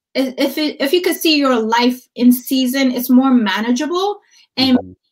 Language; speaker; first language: English; non-native, fluent; Amharic